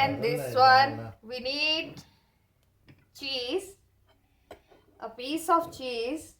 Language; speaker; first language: English; non-native, learner; Hindi